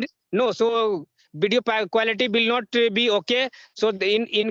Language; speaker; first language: English; non-native, learner; Hindi